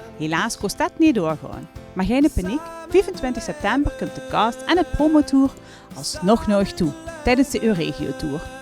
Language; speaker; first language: Dutch; native; Dutch